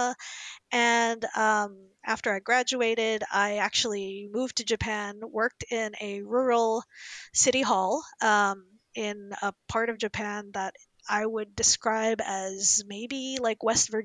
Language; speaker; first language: English; native; English